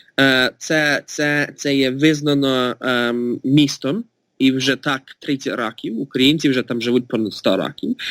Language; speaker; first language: Ukrainian; early bilingual, heritage; Ukrainian